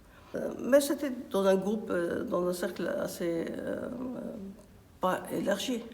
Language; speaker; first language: French; non-native, fluent; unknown